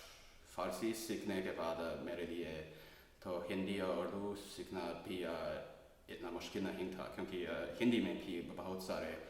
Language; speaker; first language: Hindi; non-native, learner; English